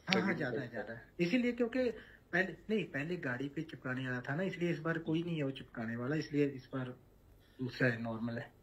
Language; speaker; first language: Hindi; non-native, local second language; Punjabi